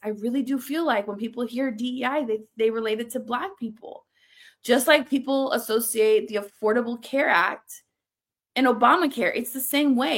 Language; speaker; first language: English; early bilingual, other home language; Spanish